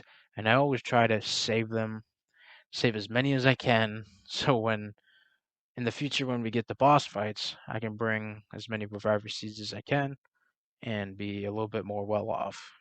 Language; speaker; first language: English; native; English